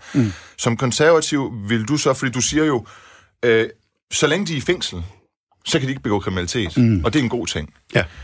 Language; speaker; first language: Danish; early bilingual, other home language; Persian